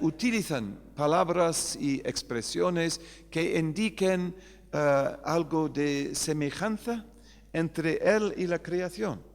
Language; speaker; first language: Spanish; non-native, fluent; English